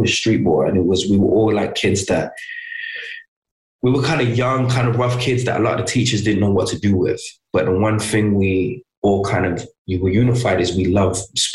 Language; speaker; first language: English; native; English